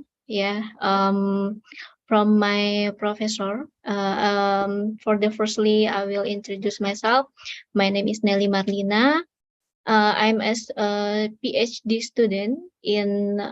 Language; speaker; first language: English; non-native, learner; Indonesian